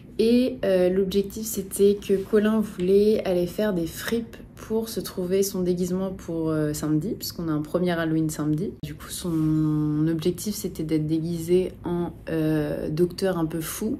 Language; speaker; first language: French; native; French